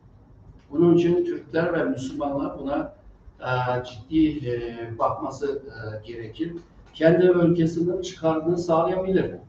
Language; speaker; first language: Turkish; non-native, fluent; Uyghur